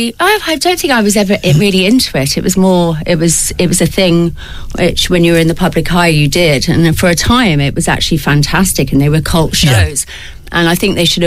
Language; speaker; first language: English; native; English